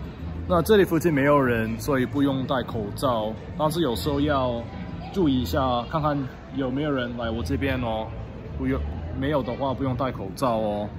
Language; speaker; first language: Chinese; non-native, learner; English